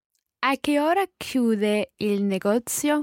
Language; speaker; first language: Italian; non-native, learner; English